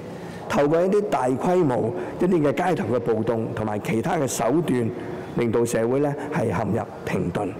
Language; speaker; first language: Chinese; non-native, local second language; Cantonese